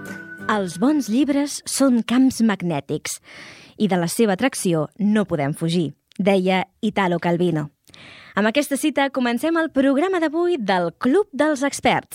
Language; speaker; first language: Catalan; native; Catalan